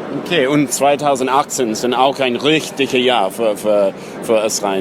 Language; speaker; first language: German; non-native, learner; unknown